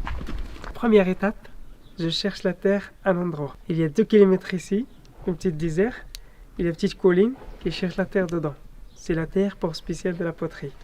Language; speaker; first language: French; non-native, learner; Arabic